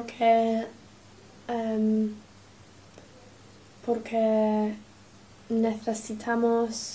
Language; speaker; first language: Spanish; non-native, learner; English